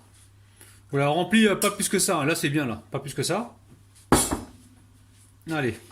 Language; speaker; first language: French; native; French